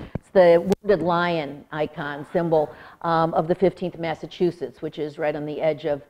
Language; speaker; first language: English; native; English